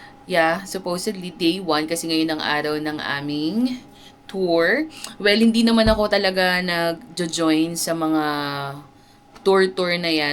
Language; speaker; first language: Filipino; native; Filipino